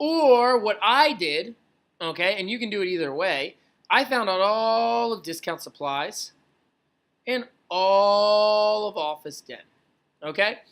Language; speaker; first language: English; native; English